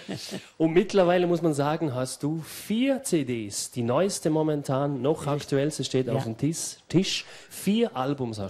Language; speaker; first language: German; native; German